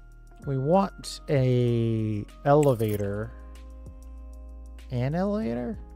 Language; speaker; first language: English; native; English